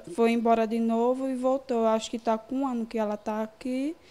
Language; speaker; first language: Portuguese; native; Portuguese